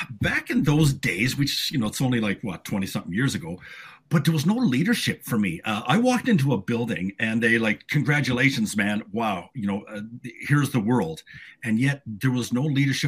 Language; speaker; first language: English; native; English